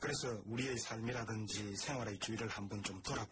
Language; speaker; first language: Korean; native; Korean